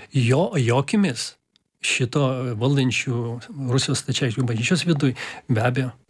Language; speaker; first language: Lithuanian; non-native, local second language; Russian